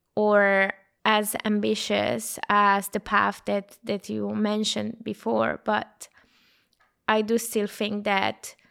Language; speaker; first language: English; non-native, fluent; Italian